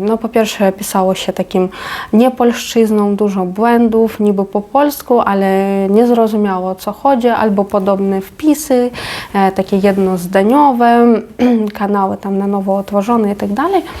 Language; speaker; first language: Polish; non-native, fluent; Ukrainian